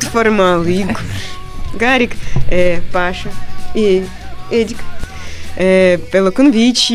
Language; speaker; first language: Portuguese; non-native, fluent; Russian